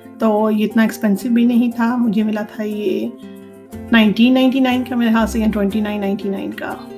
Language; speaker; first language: Urdu; native; Urdu